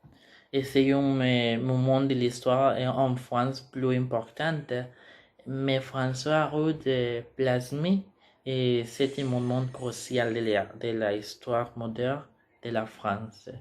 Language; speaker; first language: French; non-native, learner; Spanish